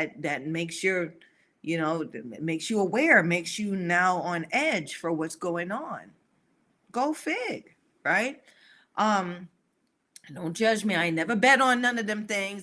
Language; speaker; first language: English; native; English